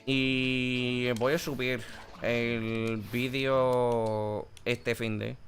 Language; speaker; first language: Spanish; non-native, learner; English